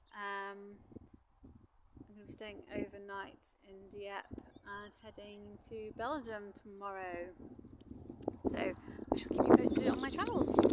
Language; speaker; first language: English; native; English